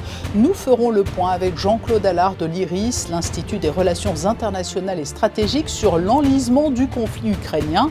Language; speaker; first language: French; native; French